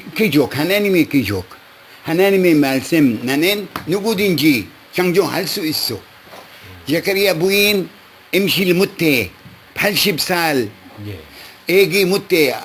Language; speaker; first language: Korean; non-native, local second language; Arabic